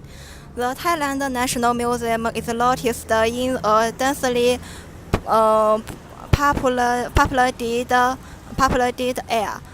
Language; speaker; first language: English; non-native, learner; Chinese